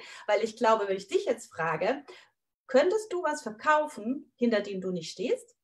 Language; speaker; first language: German; native; German